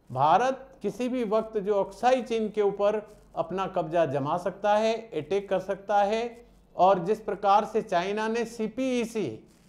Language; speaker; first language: Hindi; non-native, local second language; Gujarati